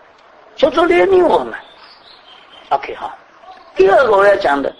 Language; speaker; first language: Chinese; native; Chinese